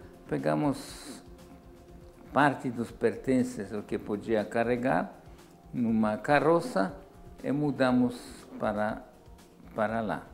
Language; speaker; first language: Portuguese; non-native, fluent; Polish